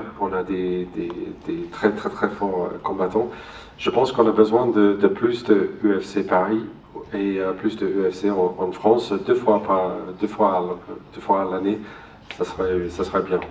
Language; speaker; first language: French; non-native, learner; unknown